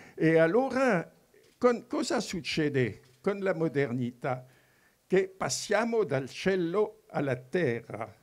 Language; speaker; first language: Italian; non-native, fluent; French